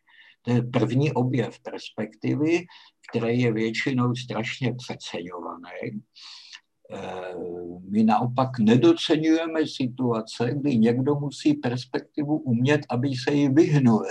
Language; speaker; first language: Czech; native; Czech